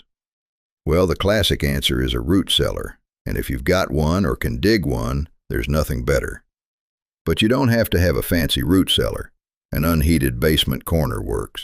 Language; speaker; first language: English; native; English